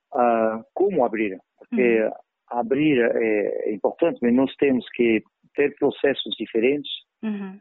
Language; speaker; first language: Portuguese; non-native, fluent; French